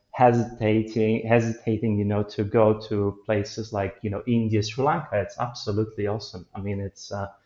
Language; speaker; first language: English; non-native, fluent; Polish